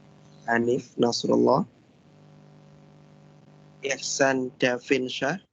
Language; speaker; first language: Indonesian; native; Indonesian